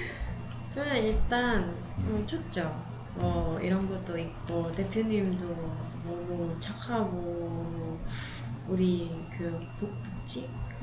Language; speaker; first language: Korean; non-native, learner; Filipino